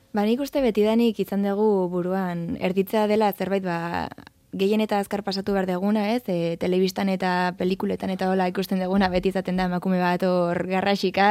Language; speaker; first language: Basque; native; Basque